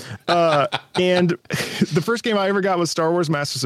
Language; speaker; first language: English; early bilingual, other home language; Italian